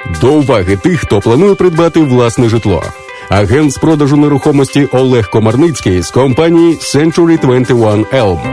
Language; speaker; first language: Ukrainian; native; Ukrainian